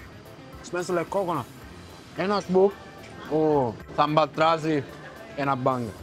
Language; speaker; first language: Indonesian; non-native, learner; Italian